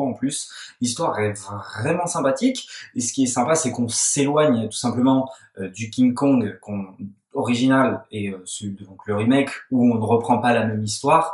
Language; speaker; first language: French; native; French